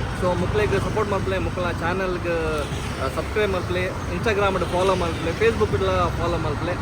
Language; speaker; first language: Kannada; non-native, local second language; Tulu